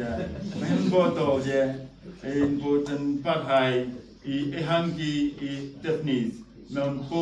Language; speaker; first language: Welsh; non-native, fluent; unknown